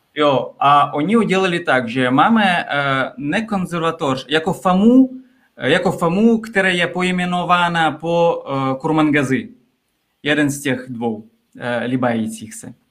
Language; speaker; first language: Czech; non-native, fluent; Russian